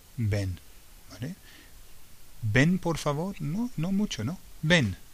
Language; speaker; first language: Spanish; non-native, fluent; English